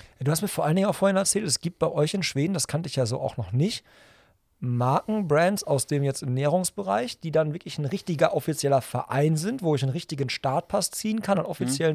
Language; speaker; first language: German; native; German